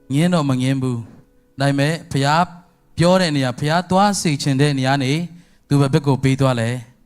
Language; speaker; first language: Burmese; non-native, local second language; Tedim Chin